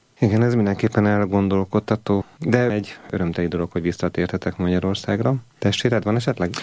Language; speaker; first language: Hungarian; native; Hungarian